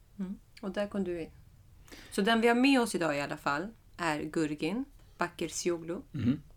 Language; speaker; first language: Swedish; early bilingual, other home language; Persian